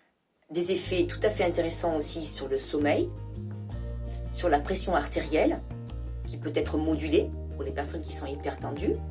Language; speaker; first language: French; native; French